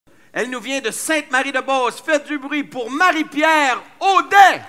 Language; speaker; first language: French; native; French